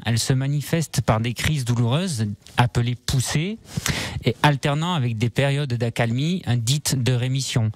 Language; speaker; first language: French; native; French